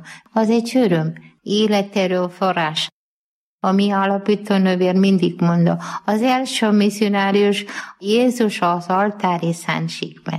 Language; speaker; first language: Hungarian; non-native, learner; Malayalam